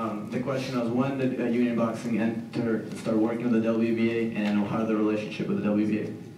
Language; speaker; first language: English; native; English